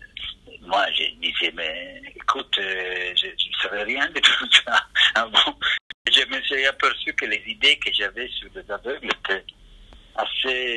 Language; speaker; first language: French; non-native, fluent; Italian